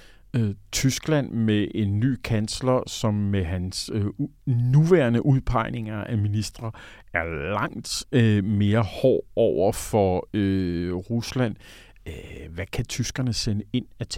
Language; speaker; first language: Danish; native; Danish